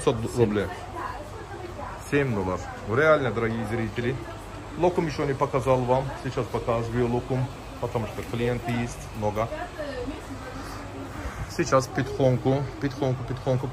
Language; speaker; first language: Russian; non-native, learner; Turkish